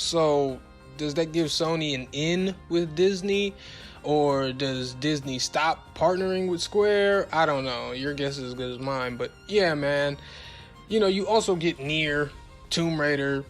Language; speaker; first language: English; native; English